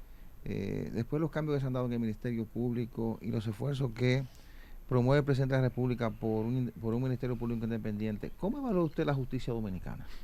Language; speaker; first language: Spanish; native; Spanish